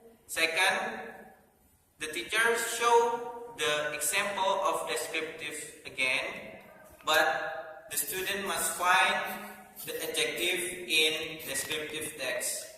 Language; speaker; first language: English; non-native, learner; Indonesian